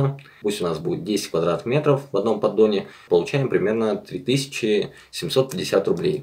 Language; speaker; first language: Russian; native; Russian